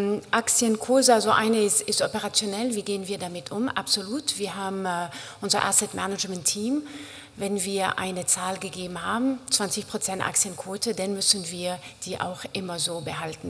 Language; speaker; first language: German; non-native, fluent; French